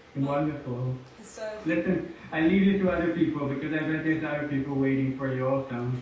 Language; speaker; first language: English; non-native, fluent; Hungarian